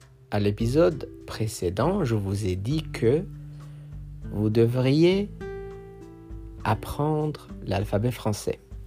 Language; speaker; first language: French; non-native, fluent; Persian